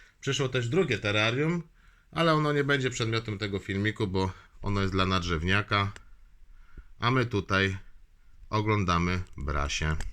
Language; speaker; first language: Polish; native; Polish